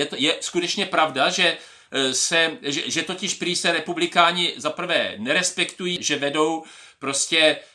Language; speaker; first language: Czech; native; Czech